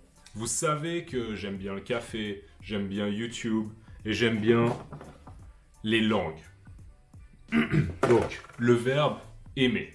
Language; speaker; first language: French; native; French